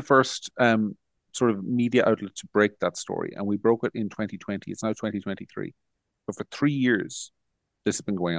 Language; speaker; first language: English; native; English